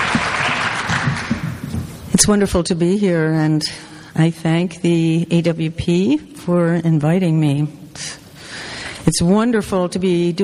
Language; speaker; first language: English; native; English